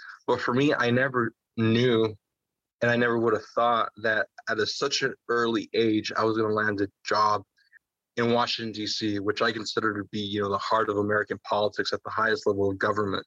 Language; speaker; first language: English; native; English